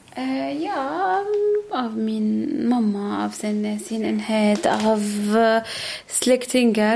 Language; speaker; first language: Swedish; non-native, learner; Arabic